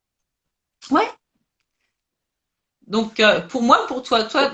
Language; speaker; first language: French; native; French